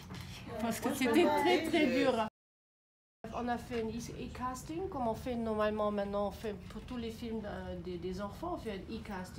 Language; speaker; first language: French; non-native, fluent; German